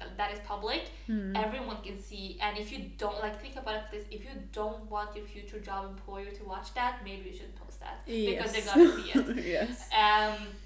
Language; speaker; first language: English; non-native, fluent; Norwegian